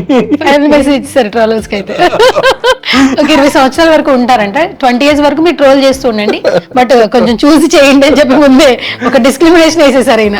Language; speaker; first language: Telugu; native; Telugu